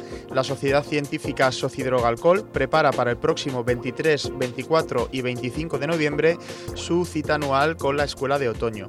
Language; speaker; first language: Spanish; native; Spanish